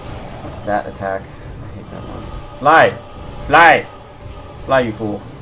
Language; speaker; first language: English; native; English